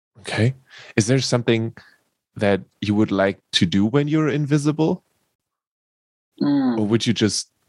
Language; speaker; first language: English; non-native, fluent; German